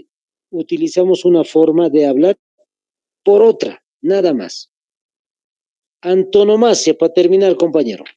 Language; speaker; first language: Spanish; native; Spanish